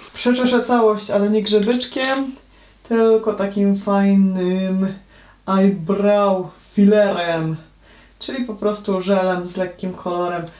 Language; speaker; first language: Polish; native; Polish